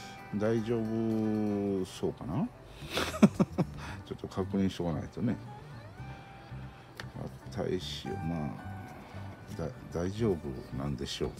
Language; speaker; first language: Japanese; native; Japanese